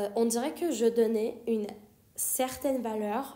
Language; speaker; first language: French; non-native, fluent; Persian